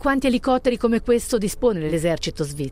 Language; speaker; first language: Italian; native; Italian